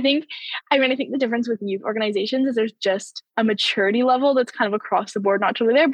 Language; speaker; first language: English; native; English